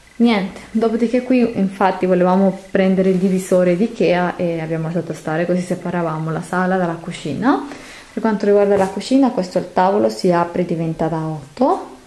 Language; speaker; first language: Italian; non-native, fluent; Spanish